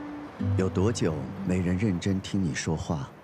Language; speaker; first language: Chinese; native; Chinese